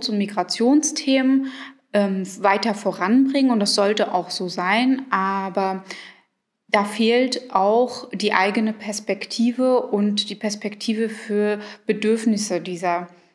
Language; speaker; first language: German; early bilingual, other home language; Arabic